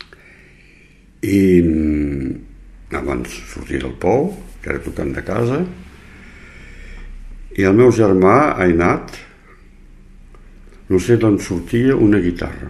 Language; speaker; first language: Catalan; native; Catalan